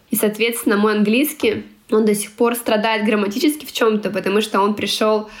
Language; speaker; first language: Russian; non-native, local second language; Tatar